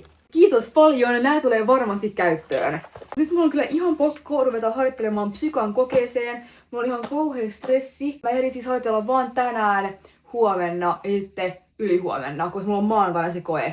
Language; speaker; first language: Finnish; native; Finnish